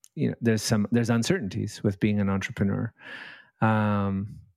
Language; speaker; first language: English; native; English